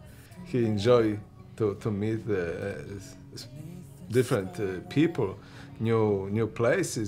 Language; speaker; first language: English; non-native, learner; Polish